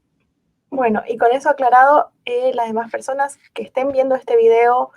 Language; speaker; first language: Spanish; native; Spanish